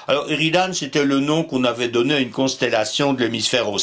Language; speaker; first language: French; native; French